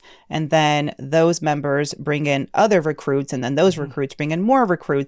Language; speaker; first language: English; native; English